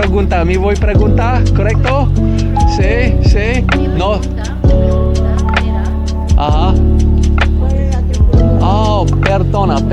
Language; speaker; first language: Spanish; non-native, learner; English